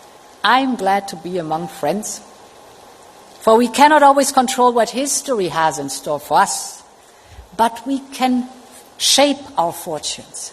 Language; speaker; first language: English; non-native, fluent; German